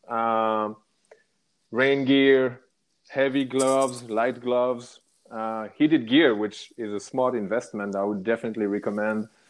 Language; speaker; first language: English; non-native, fluent; French